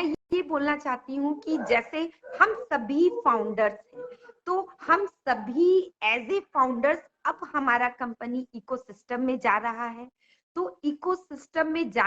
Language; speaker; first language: Hindi; native; Hindi